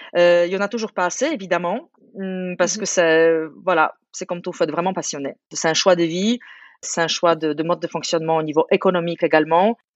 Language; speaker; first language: French; non-native, fluent; Polish